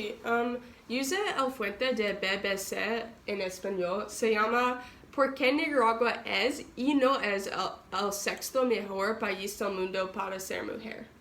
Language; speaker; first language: Spanish; non-native, learner; English